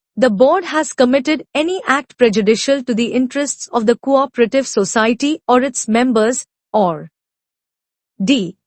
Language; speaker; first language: English; non-native, local second language; Telugu